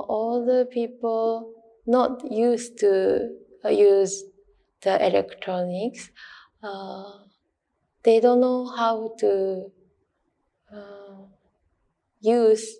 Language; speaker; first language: English; non-native, learner; Japanese